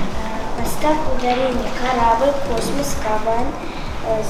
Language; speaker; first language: Russian; non-native, local second language; Kazakh